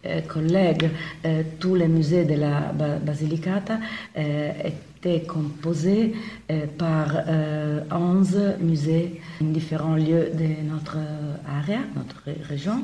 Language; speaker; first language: French; non-native, fluent; Italian